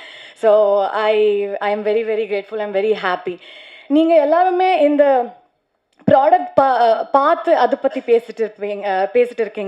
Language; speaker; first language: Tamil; non-native, learner; Kannada